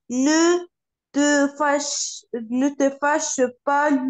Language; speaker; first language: French; non-native, learner; Arabic